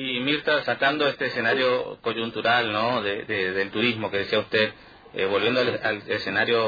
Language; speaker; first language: Spanish; native; Spanish